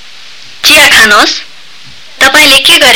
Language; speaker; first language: Nepali; native; Nepali